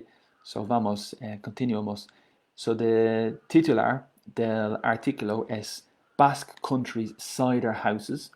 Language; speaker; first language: Spanish; non-native, learner; English